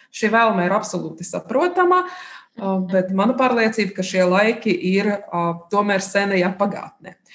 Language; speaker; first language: Latvian; non-native, fluent; Russian